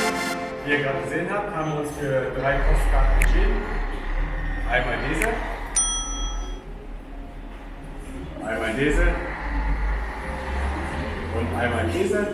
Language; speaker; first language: German; native; German